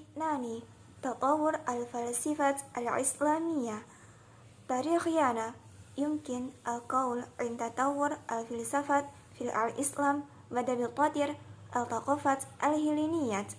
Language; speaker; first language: Arabic; non-native, learner; Indonesian